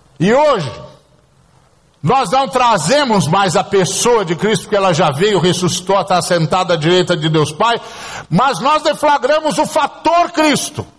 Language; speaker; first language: Portuguese; native; Portuguese